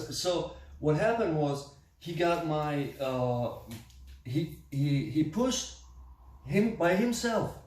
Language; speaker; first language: English; non-native, fluent; German